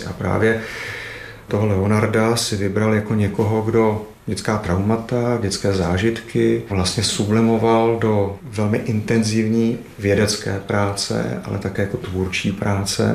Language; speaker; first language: Czech; native; Czech